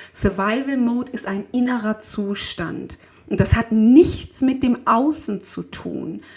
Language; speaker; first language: German; native; German